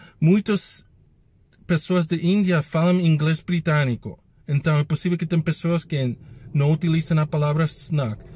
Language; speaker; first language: Portuguese; non-native, learner; English